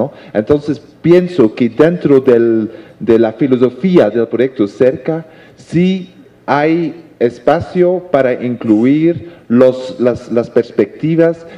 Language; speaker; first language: Spanish; non-native, fluent; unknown